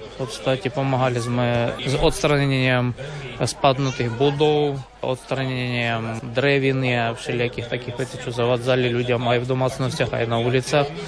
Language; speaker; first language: Slovak; non-native, fluent; Ukrainian